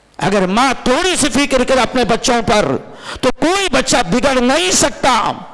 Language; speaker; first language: Urdu; non-native, local second language; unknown